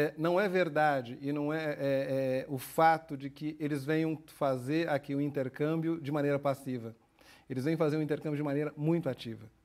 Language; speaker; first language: Portuguese; native; Portuguese